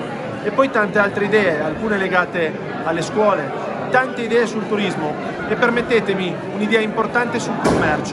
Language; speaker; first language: Italian; native; Italian